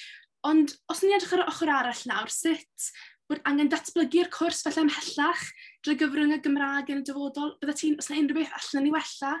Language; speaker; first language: Welsh; native; Welsh